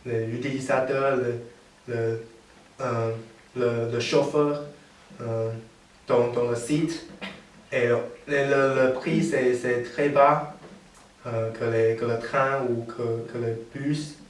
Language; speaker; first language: French; non-native, learner; Chinese